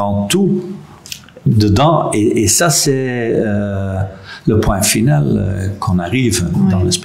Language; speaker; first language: French; non-native, local second language; Dutch